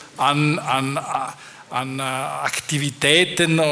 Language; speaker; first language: German; non-native, fluent; French